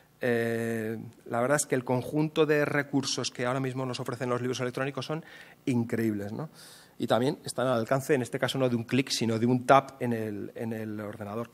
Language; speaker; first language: Spanish; native; Spanish